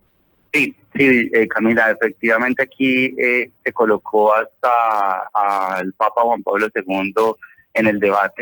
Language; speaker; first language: Spanish; native; Spanish